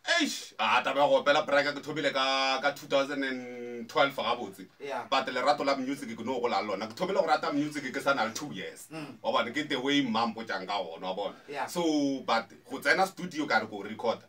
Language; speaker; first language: Northern Sotho; non-native, local second language; Zulu